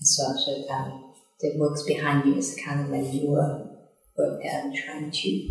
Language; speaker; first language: English; non-native, local second language; Cantonese